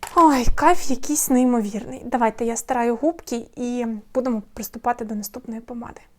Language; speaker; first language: Ukrainian; non-native, local second language; Russian